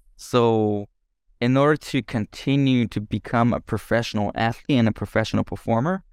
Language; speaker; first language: English; non-native, fluent; Japanese